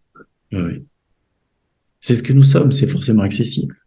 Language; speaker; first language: French; native; French